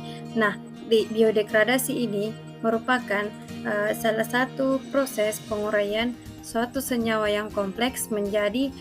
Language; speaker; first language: Indonesian; native; Indonesian